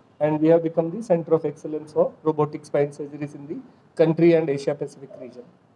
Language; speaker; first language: English; non-native, local second language; Kannada